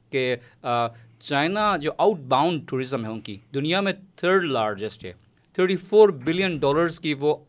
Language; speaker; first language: Urdu; non-native, local second language; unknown